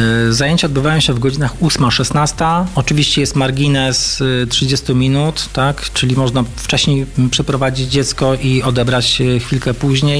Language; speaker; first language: Polish; native; Polish